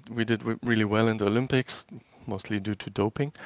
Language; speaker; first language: English; non-native, fluent; German